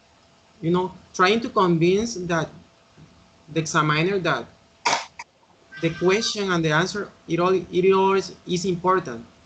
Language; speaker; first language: English; non-native, fluent; Spanish